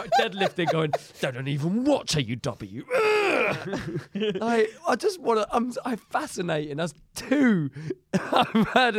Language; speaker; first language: English; native; English